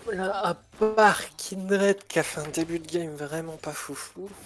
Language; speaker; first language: French; native; French